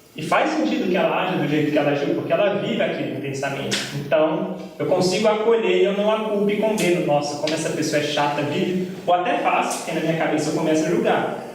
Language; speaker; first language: Portuguese; native; Portuguese